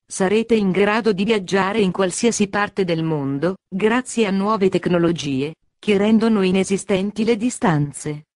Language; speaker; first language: Italian; native; Italian